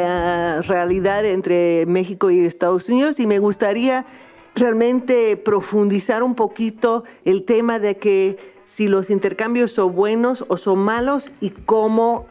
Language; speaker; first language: Spanish; non-native, fluent; English